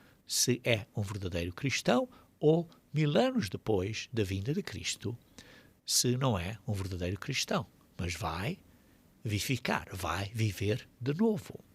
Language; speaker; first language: Portuguese; native; Portuguese